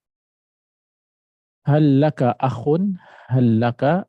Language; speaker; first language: Arabic; non-native, fluent; Filipino